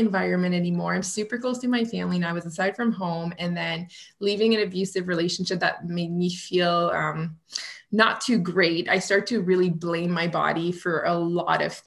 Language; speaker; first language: English; non-native, fluent; French